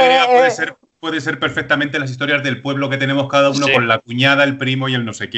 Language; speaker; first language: Spanish; native; Spanish